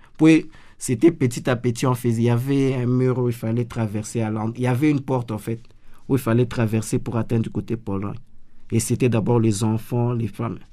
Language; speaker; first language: French; non-native, local second language; Lingala